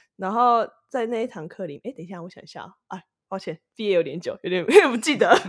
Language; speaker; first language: Chinese; native; Chinese